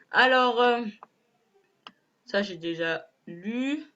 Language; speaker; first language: French; native; French